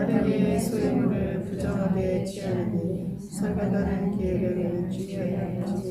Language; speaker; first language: Korean; native; Korean